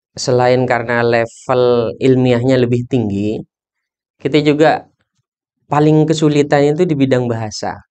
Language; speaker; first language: Indonesian; non-native, local second language; Madurese